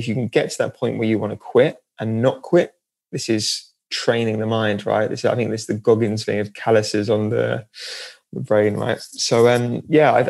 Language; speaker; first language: English; native; English